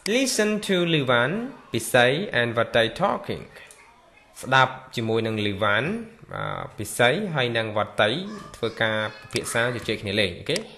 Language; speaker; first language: English; non-native, learner; Khmer